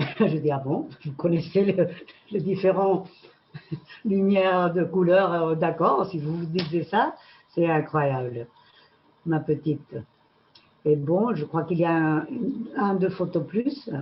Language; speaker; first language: French; non-native, learner; Spanish